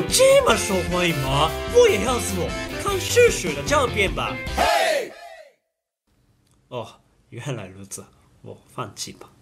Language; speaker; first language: Chinese; non-native, fluent; Japanese